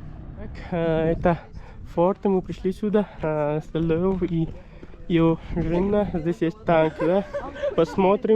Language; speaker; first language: Russian; non-native, learner; Pashto